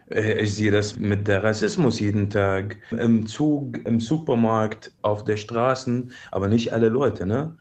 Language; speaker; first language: German; non-native, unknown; Arabic